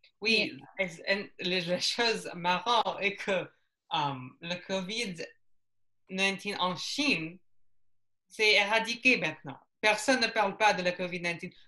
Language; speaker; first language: French; non-native, learner; English